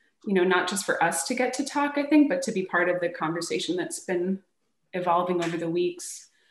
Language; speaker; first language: English; native; English